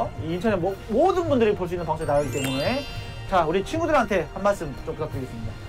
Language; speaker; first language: Korean; native; Korean